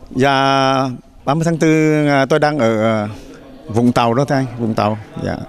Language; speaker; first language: Vietnamese; native; Vietnamese